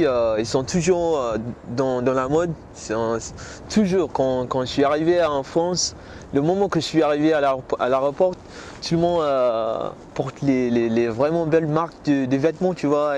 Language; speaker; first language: French; non-native, learner; English